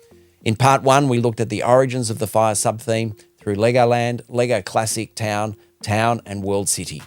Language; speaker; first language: English; native; English